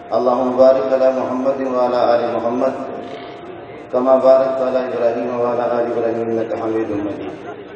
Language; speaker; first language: Urdu; non-native, local second language; Brahui